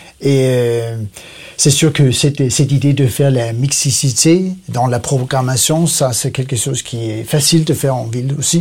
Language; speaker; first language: French; non-native, learner; Danish